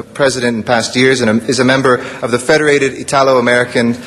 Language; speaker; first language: English; early bilingual, other home language; Italian